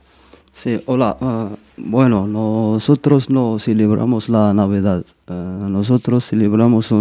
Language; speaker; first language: Spanish; non-native, fluent; Berber languages